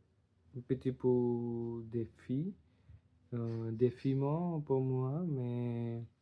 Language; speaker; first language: French; non-native, learner; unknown